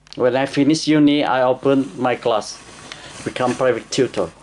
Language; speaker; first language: English; non-native, learner; Vietnamese